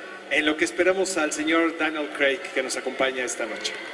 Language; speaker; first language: Spanish; native; Spanish